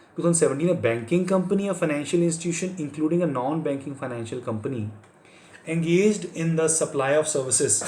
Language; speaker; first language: English; non-native, local second language; Punjabi